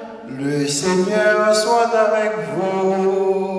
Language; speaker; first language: French; non-native, local second language; Haitian Creole